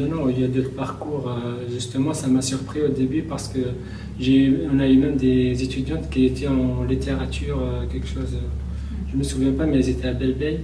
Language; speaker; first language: French; non-native, local second language; Kabyle